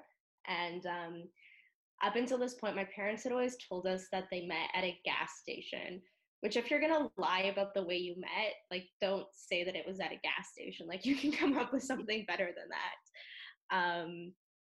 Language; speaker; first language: English; native; English